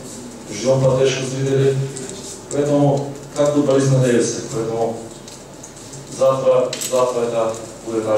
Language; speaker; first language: Russian; non-native, fluent; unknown